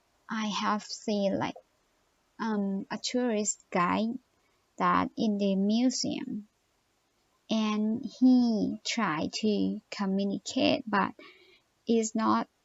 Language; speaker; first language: English; non-native, learner; Thai